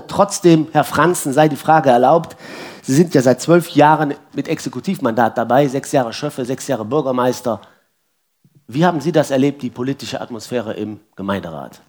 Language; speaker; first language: German; native; German